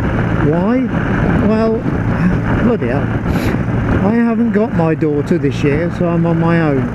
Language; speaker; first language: English; native; English